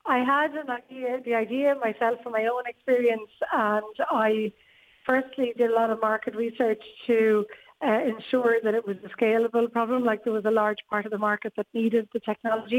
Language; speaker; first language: English; native; English